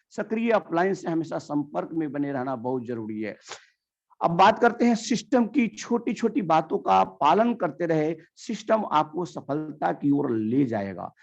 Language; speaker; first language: Hindi; native; Hindi